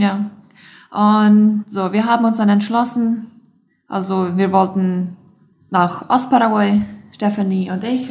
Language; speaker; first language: German; non-native, local second language; Plautdietsch